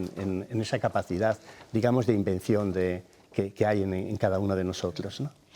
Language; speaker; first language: Spanish; native; Spanish